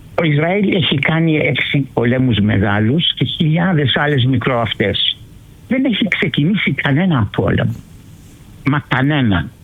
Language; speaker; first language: Greek; early bilingual, heritage; Greek